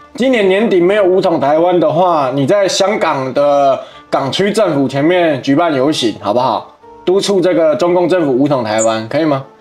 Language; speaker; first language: Chinese; native; Chinese